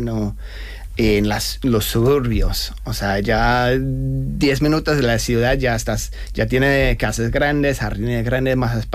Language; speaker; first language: Spanish; non-native, fluent; English